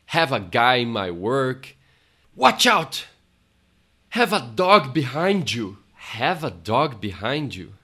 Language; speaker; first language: English; non-native, fluent; Portuguese